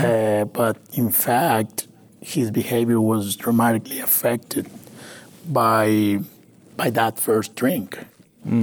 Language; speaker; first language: English; non-native, fluent; Spanish